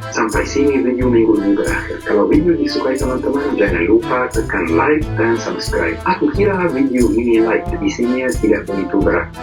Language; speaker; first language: Indonesian; non-native, fluent; Arabic